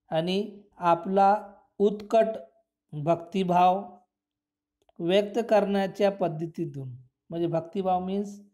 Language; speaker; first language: Marathi; non-native, local second language; Urdu